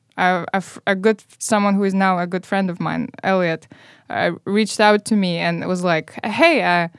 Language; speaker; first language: English; non-native, fluent; Romanian